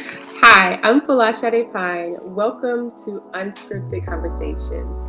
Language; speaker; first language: English; native; English